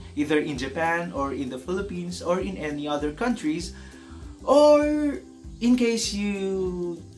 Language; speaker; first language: English; non-native, local second language; Iloko